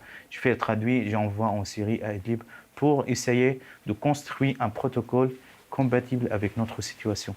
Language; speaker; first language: French; non-native, fluent; Arabic